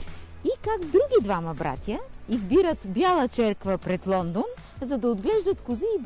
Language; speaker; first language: Bulgarian; native; Bulgarian